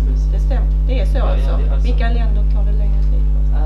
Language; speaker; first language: Swedish; native; Swedish